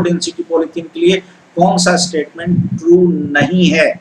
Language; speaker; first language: Hindi; native; Hindi